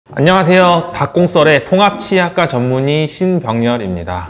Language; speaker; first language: Korean; native; Korean